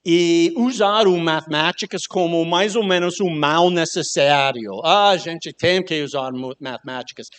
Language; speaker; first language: Portuguese; non-native, learner; English